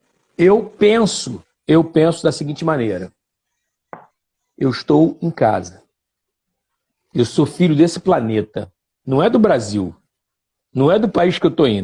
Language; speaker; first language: Portuguese; native; Portuguese